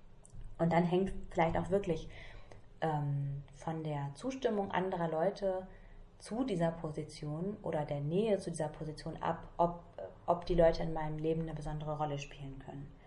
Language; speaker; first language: German; native; German